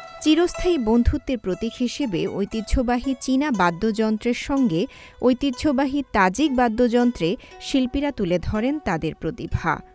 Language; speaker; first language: Bangla; native; Bangla